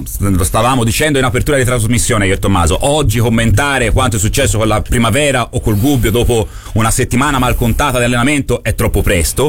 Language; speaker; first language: Italian; native; Italian